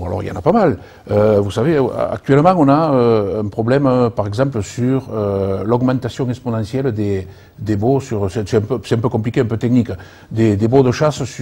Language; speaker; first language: French; native; French